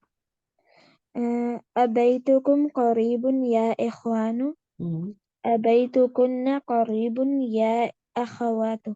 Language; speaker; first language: Arabic; non-native, learner; Urdu